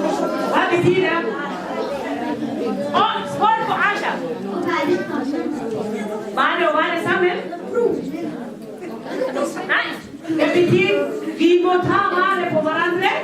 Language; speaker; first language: Swedish; non-native, fluent; Somali